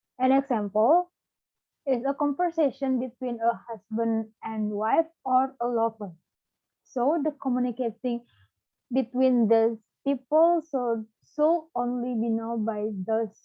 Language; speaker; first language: English; non-native, learner; Balinese